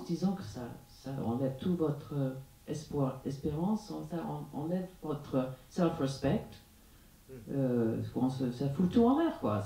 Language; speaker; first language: French; non-native, fluent; English